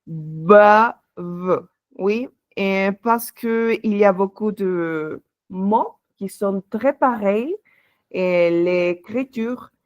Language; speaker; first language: French; non-native, fluent; Spanish